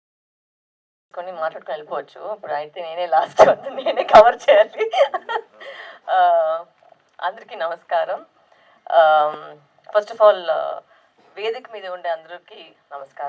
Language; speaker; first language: Telugu; non-native, local second language; Tamil